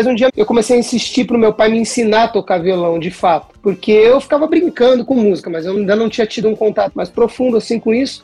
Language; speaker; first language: Portuguese; native; Portuguese